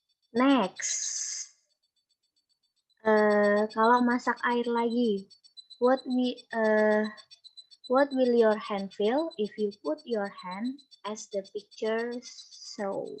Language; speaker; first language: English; non-native, learner; Indonesian